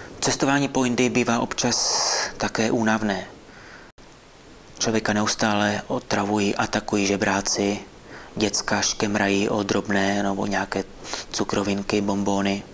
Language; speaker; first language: Czech; native; Czech